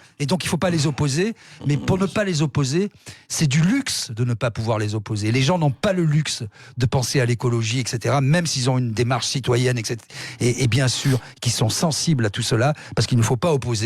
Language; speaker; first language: French; native; French